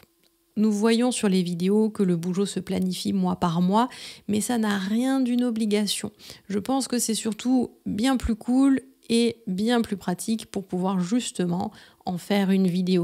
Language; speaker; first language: French; native; French